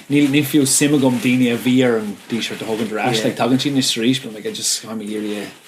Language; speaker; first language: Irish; non-native, local second language; English